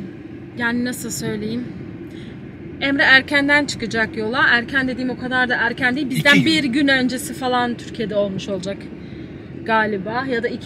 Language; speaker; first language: Turkish; native; Turkish